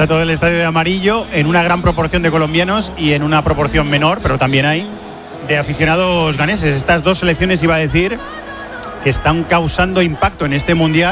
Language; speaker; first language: Spanish; native; Spanish